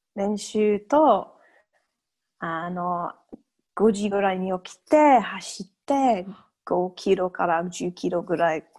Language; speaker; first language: Japanese; non-native, learner; English